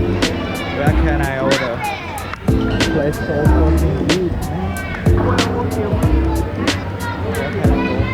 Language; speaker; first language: English; non-native, learner; Khmer